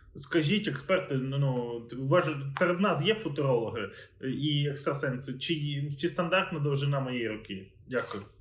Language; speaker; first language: Ukrainian; native; Ukrainian